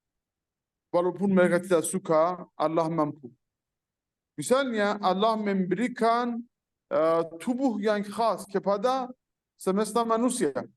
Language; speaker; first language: Indonesian; non-native, fluent; Persian